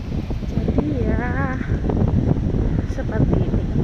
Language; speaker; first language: Indonesian; non-native, local second language; Javanese